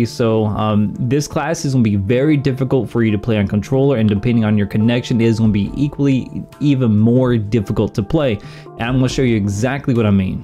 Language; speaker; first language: English; native; English